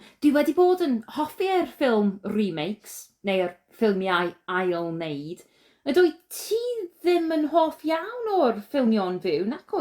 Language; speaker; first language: Welsh; non-native, learner; English